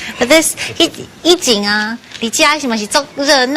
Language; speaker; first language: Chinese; early bilingual, heritage; Chinese